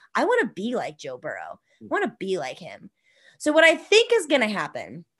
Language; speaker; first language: English; native; English